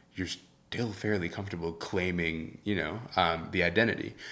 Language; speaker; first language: English; early bilingual, other home language; Arabic